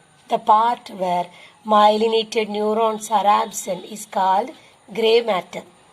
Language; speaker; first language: English; non-native, local second language; Malayalam